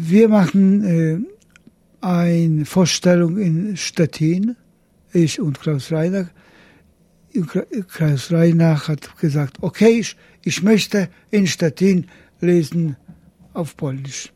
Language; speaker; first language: German; non-native, learner; Polish